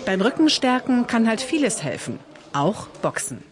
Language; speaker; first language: German; native; German